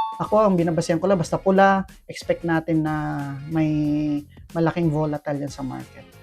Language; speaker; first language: Filipino; native; Filipino